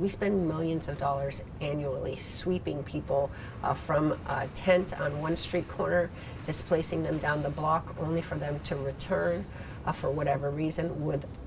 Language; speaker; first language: English; native; English